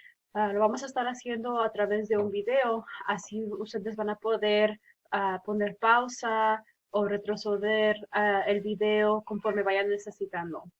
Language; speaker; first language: Spanish; early bilingual, heritage; Spanish